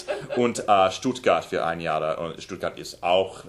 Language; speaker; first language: German; non-native, learner; English